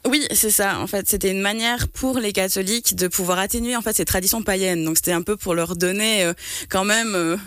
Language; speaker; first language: French; native; French